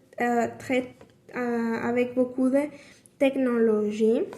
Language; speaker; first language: French; non-native, learner; Spanish